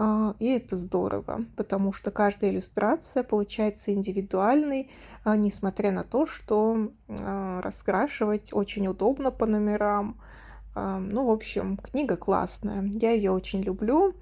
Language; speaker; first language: Russian; native; Russian